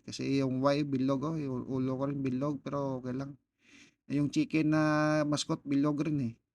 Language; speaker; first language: Filipino; non-native, local second language; Hiligaynon